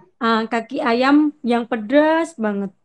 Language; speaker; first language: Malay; non-native, local second language; Javanese